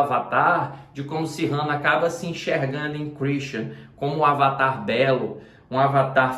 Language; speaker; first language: Portuguese; native; Portuguese